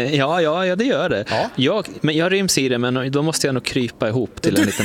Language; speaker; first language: Swedish; native; Swedish